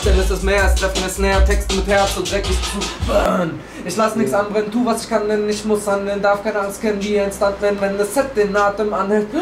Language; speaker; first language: German; native; German